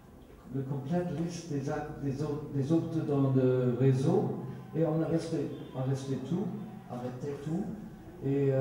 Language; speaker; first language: French; non-native, fluent; Swedish